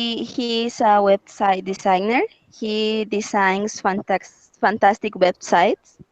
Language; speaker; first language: English; non-native, learner; Spanish